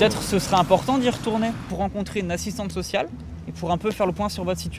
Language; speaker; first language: French; native; French